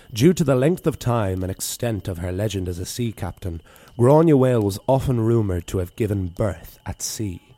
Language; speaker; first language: English; native; English